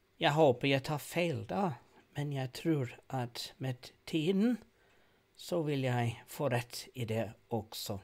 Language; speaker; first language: Norwegian; non-native, fluent; English